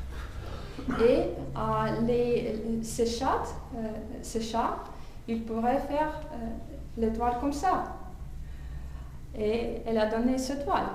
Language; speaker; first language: French; non-native, fluent; Russian